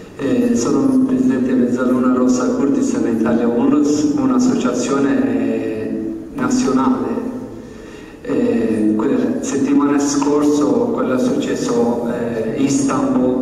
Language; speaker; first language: Italian; non-native, learner; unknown